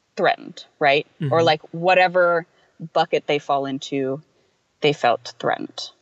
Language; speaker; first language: English; native; English